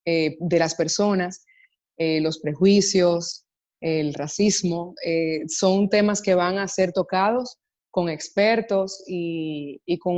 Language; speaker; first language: Spanish; native; Spanish